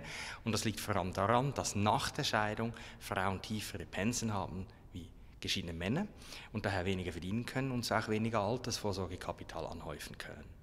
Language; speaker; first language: German; native; German